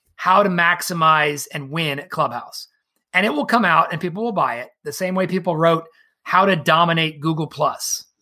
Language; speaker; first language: English; native; English